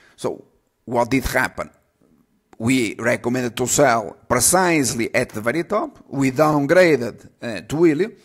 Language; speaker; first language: English; non-native, fluent; Portuguese